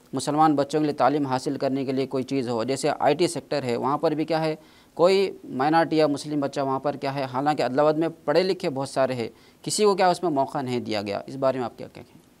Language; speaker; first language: Urdu; native; Urdu